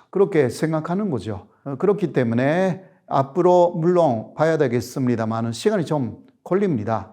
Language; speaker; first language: Korean; non-native, fluent; Japanese